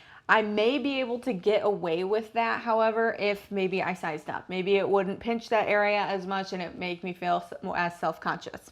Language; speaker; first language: English; native; English